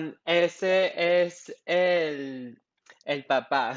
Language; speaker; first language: Spanish; non-native, local second language; English